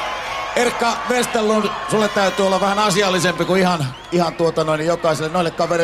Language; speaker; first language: Finnish; native; Finnish